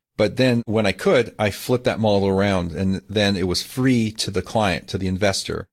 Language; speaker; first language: English; native; English